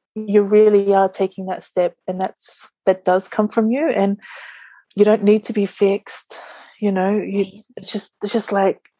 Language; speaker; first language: English; native; English